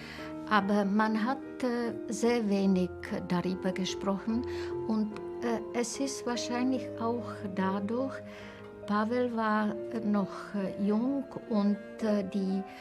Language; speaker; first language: German; non-native, fluent; Czech